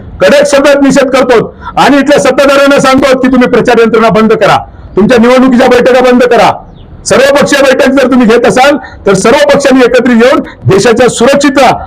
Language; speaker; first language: Marathi; native; Marathi